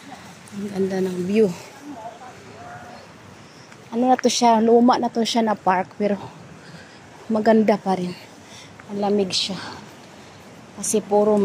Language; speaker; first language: Filipino; non-native, local second language; Cebuano